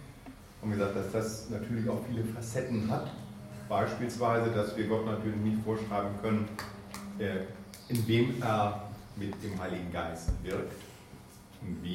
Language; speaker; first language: German; native; German